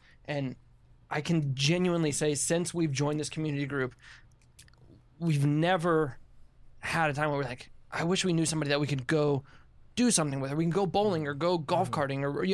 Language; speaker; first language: English; native; English